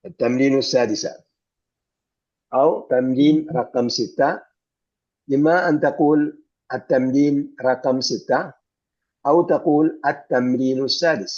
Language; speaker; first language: Arabic; non-native, fluent; Malayalam